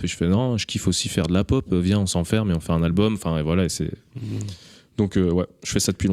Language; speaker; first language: French; native; French